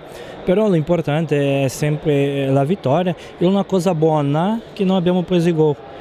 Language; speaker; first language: Italian; non-native, fluent; Portuguese